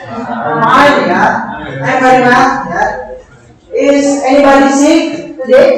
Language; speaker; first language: English; non-native, learner; Indonesian